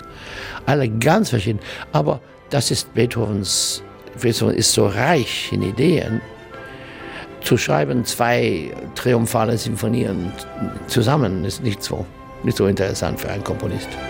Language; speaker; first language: German; non-native, learner; English